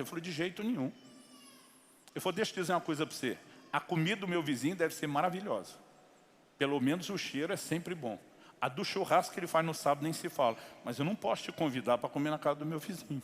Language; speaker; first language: Portuguese; native; Portuguese